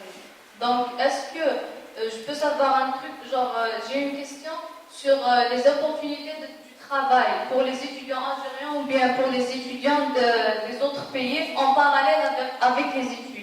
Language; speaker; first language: French; non-native, local second language; Arabic